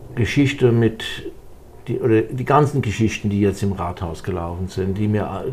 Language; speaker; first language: German; native; German